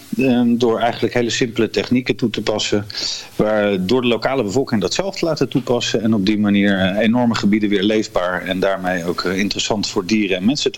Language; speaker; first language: Dutch; native; Dutch